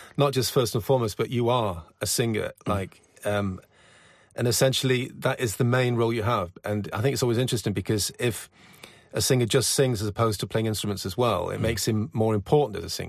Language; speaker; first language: English; native; English